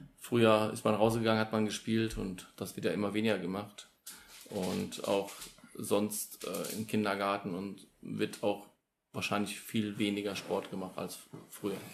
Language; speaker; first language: German; early bilingual, other home language; Polish